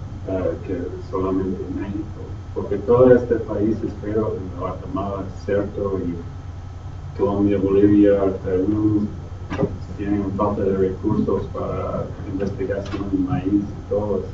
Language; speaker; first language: Spanish; non-native, learner; English